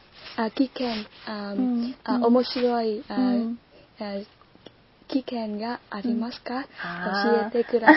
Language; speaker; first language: Japanese; non-native, learner; Vietnamese